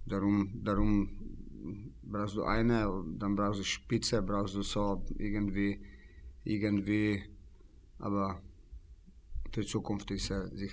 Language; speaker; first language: German; non-native, fluent; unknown